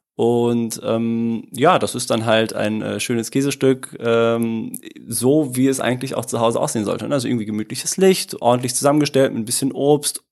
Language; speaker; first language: German; early bilingual, other home language; Italian